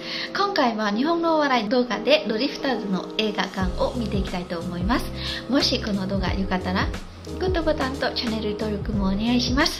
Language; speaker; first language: Japanese; non-native, fluent; Khmer